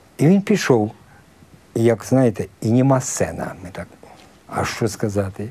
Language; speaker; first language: Ukrainian; native; Ukrainian